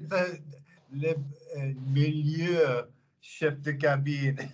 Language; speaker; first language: French; non-native, learner; English